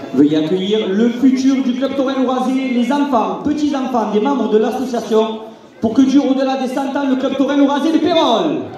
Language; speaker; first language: French; native; French